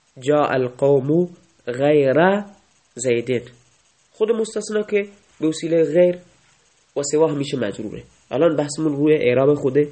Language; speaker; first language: Persian; native; Persian